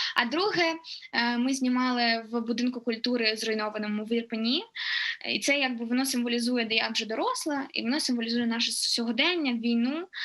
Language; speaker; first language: Ukrainian; non-native, local second language; Russian